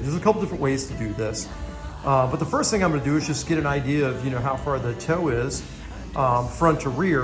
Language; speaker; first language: English; native; English